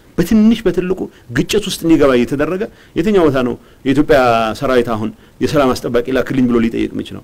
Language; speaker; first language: Amharic; non-native, local second language; Tigrinya